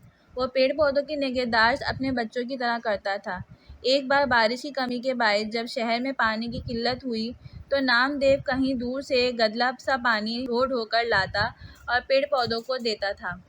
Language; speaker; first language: Urdu; native; Urdu